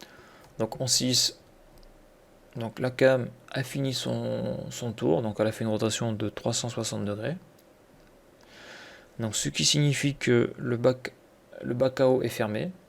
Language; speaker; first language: French; native; French